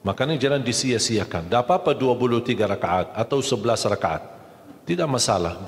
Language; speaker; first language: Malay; non-native, fluent; Arabic